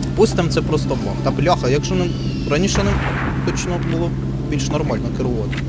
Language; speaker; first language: Ukrainian; non-native, local second language; Russian